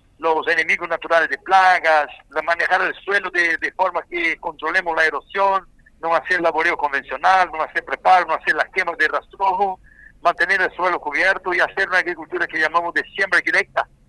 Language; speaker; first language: Spanish; non-native, fluent; Portuguese